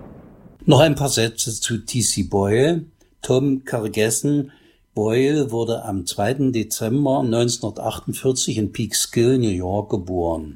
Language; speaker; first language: German; native; German